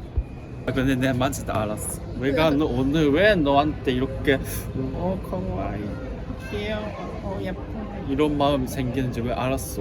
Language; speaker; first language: Korean; non-native, learner; Japanese